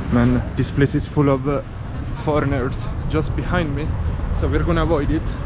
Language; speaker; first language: English; non-native, fluent; Italian